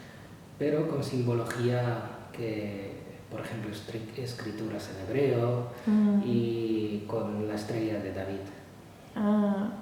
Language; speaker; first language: Spanish; non-native, fluent; Arabic